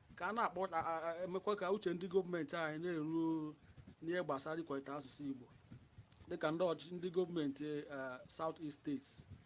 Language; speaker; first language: Igbo; native; Igbo